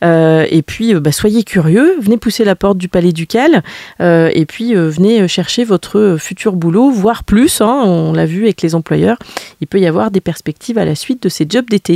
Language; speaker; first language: French; native; French